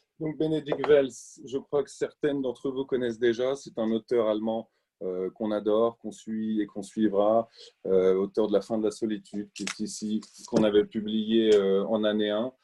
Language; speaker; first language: French; native; French